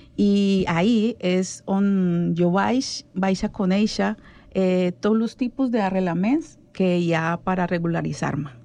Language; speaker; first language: Catalan; non-native, learner; Spanish